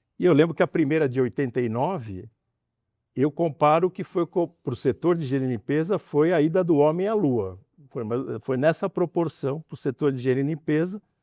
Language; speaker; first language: Portuguese; native; Portuguese